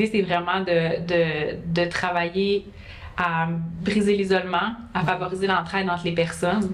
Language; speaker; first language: French; native; French